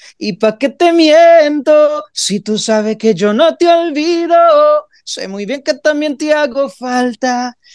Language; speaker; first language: Spanish; early bilingual, heritage; Spanish